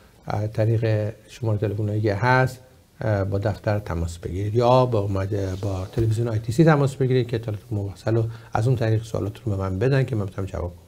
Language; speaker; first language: Persian; native; Persian